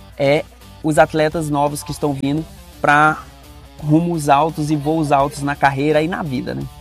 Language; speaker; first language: Portuguese; native; Portuguese